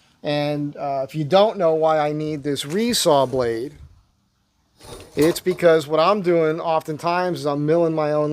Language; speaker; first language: English; native; English